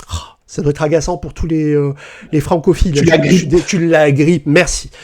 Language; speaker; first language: French; native; French